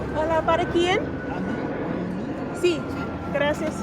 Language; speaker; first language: Spanish; non-native, learner; English